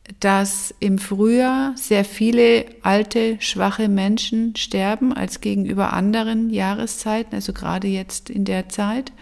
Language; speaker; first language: German; native; German